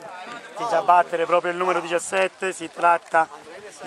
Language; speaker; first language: Italian; native; Italian